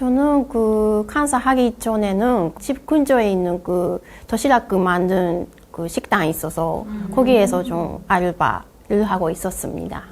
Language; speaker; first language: Korean; non-native, learner; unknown